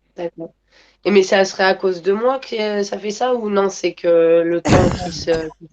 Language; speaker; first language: French; native; French